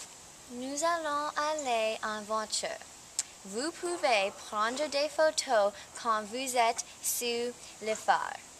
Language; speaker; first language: French; non-native, learner; English